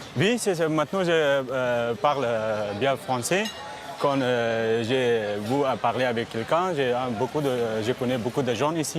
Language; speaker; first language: French; non-native, learner; Pashto